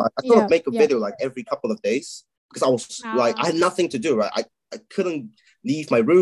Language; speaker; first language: English; non-native, local second language; Chinese